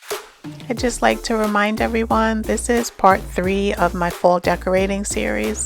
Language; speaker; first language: English; native; English